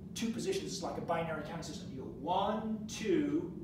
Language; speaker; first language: English; native; English